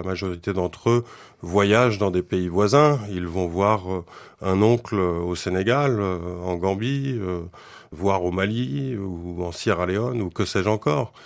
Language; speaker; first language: French; native; French